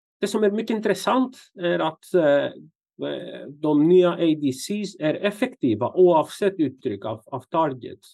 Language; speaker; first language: Swedish; non-native, fluent; Greek